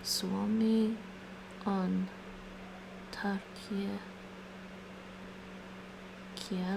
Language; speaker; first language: Finnish; non-native, learner; English